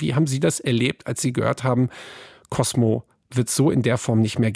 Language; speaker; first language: German; native; German